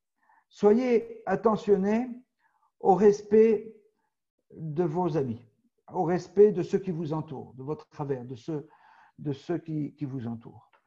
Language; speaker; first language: French; native; French